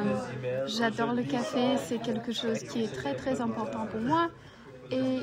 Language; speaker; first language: French; non-native, learner; English